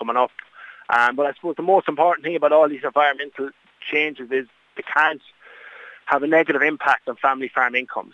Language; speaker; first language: English; native; English